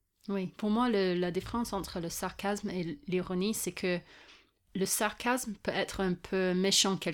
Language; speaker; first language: French; non-native, fluent; English